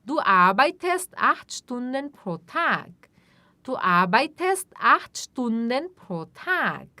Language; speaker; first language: German; non-native, fluent; Portuguese